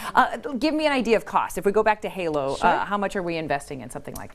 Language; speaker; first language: English; native; English